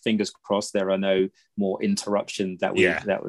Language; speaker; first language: English; native; English